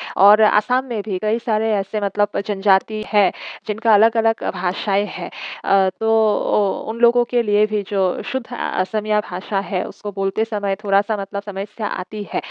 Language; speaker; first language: Hindi; non-native, local second language; Assamese